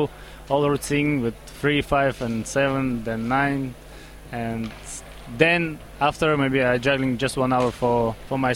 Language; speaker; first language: English; non-native, learner; Russian